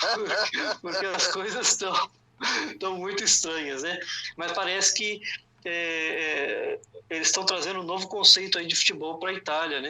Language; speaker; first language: Portuguese; native; Portuguese